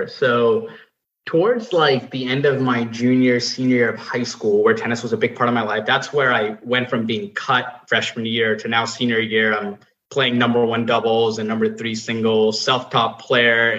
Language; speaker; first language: English; non-native, local second language; Nepali